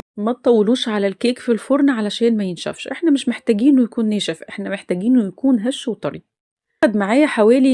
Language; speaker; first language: Arabic; native; Arabic